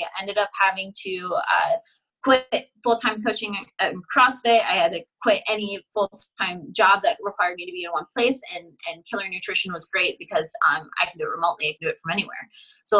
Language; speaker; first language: English; native; English